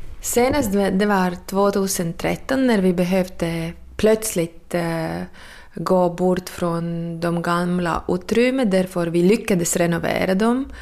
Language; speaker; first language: Swedish; non-native, fluent; Latvian